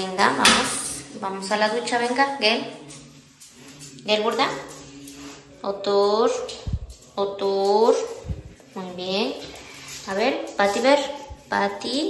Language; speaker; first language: Spanish; native; Spanish